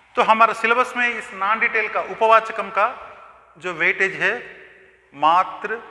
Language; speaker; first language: Hindi; non-native, local second language; Telugu